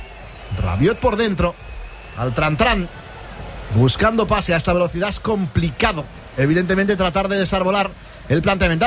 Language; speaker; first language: Spanish; native; Spanish